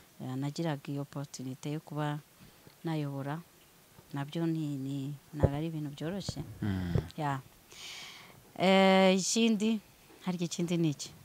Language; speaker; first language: Kinyarwanda; early bilingual, heritage; Swahili